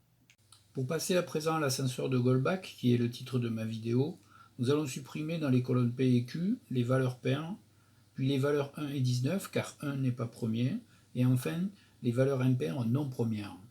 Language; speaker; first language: French; native; French